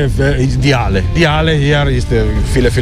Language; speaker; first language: German; non-native, learner; Italian